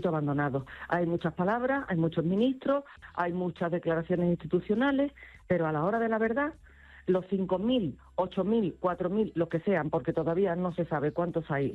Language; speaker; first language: Spanish; native; Spanish